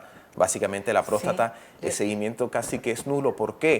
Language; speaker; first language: Spanish; native; Spanish